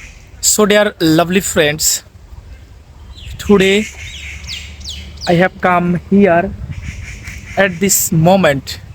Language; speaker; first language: English; non-native, learner; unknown